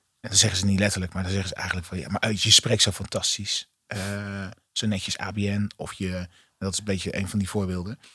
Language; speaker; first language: Dutch; native; Dutch